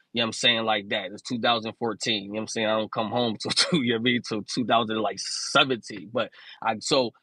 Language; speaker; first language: English; native; English